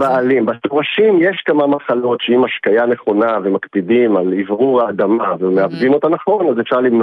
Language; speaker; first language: Hebrew; native; Hebrew